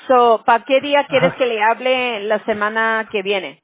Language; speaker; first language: Spanish; early bilingual, heritage; Spanish